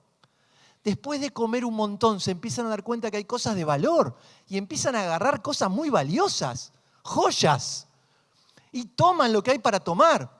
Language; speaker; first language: Spanish; native; Spanish